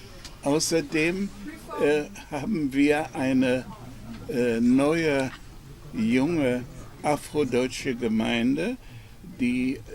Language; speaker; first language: German; non-native, fluent; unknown